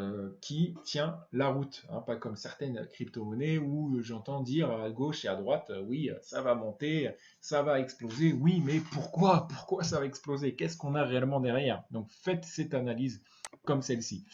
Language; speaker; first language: French; native; French